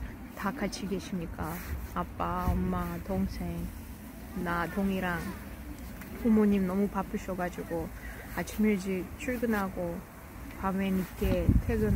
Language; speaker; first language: Korean; non-native, fluent; Russian